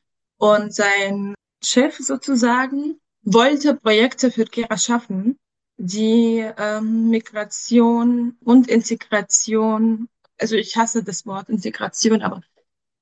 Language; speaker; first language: German; non-native, fluent; Arabic